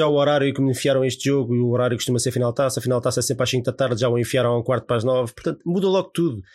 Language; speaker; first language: Portuguese; native; Portuguese